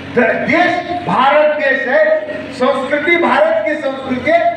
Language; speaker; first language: Hindi; non-native, local second language; Marathi